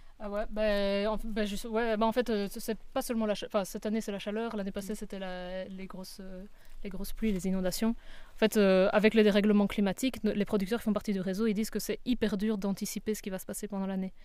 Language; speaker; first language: French; native; French